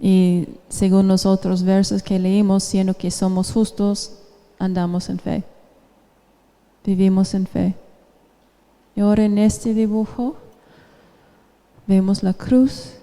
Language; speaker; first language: Spanish; non-native, fluent; English